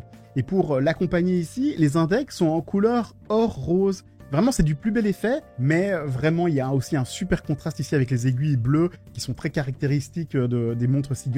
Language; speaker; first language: French; native; French